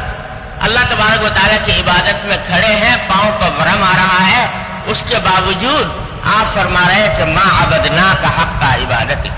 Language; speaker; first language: Urdu; native; Urdu